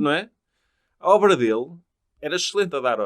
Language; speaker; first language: Portuguese; native; Portuguese